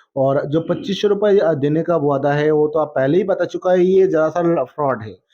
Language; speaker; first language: Hindi; non-native, local second language; Bangla